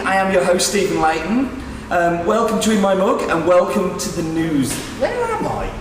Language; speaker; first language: English; native; English